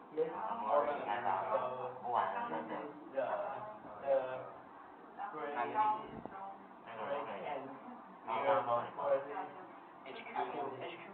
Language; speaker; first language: English; non-native, learner; Chinese